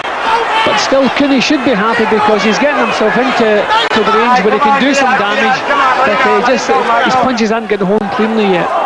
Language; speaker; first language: English; native; English